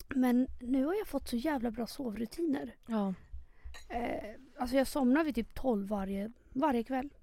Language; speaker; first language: Swedish; early bilingual, other home language; Spanish